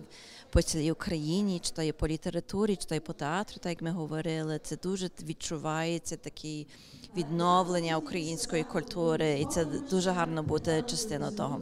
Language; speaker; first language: Ukrainian; early bilingual, heritage; English